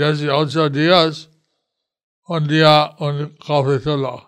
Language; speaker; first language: Spanish; non-native, learner; English